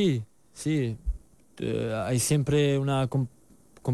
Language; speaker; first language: Spanish; non-native, learner; French